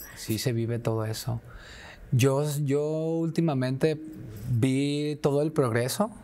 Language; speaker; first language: Spanish; native; Spanish